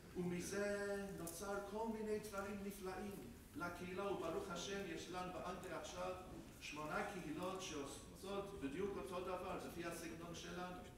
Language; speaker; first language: Hebrew; non-native, fluent; English